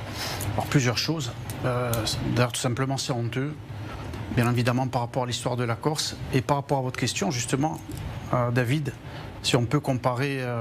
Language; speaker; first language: French; native; French